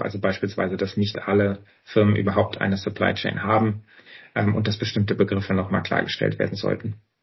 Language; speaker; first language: German; native; German